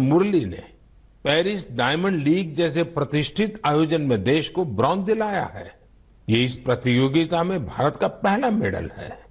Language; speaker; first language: Hindi; non-native, local second language; Gujarati